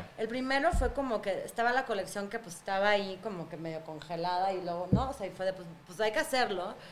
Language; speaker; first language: Spanish; early bilingual, other home language; Russian